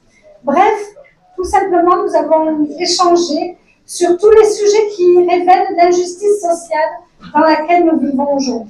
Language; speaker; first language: French; native; French